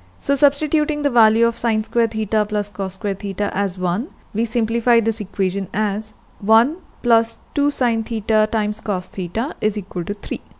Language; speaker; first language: English; non-native, local second language; Hindi